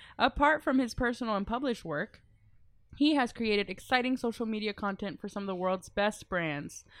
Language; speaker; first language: English; native; English